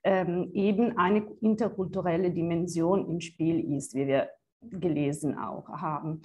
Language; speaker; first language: German; non-native, fluent; Italian